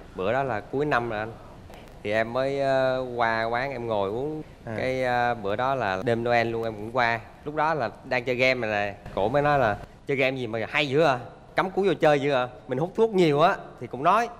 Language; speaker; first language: Vietnamese; native; Vietnamese